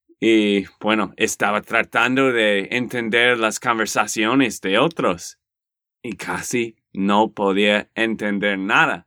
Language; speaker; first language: Spanish; non-native, learner; English